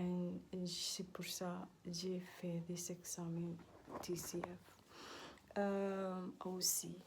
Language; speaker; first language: French; non-native, learner; Dutch